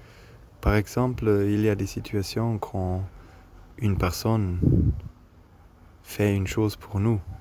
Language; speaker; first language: French; non-native, learner; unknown